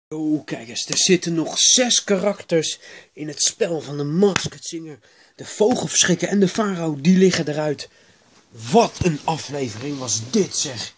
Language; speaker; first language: Dutch; native; Dutch